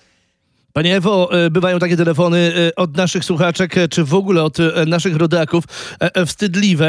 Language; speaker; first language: Polish; native; Polish